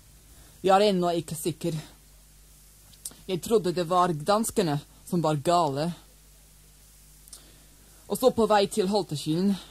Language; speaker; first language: Norwegian; non-native, learner; English